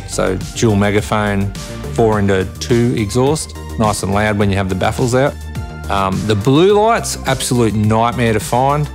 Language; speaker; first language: English; native; English